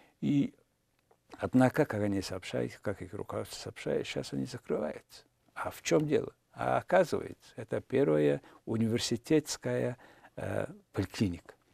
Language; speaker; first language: Russian; non-native, fluent; Mongolian